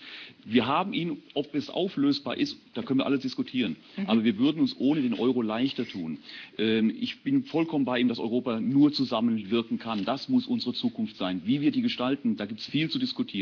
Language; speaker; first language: German; native; German